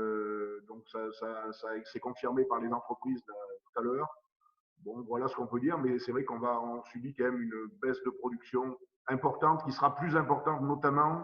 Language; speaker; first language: French; native; French